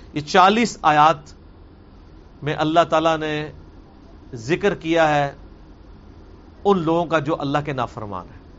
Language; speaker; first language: Urdu; non-native, local second language; Punjabi